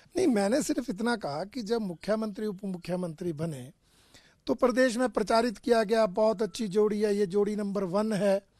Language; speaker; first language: Hindi; native; Hindi